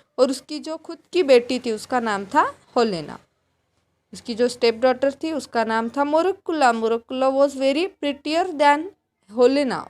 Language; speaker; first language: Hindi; non-native, local second language; Marathi